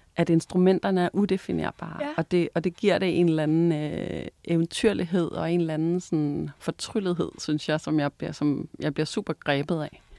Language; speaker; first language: Danish; native; Danish